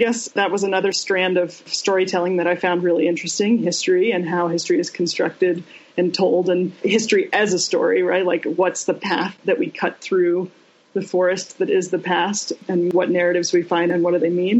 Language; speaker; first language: English; native; English